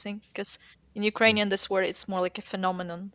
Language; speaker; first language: English; non-native, fluent; Ukrainian